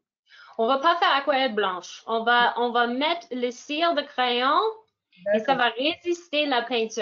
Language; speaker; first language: French; non-native, fluent; English